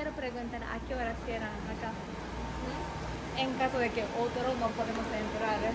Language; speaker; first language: Spanish; non-native, learner; Japanese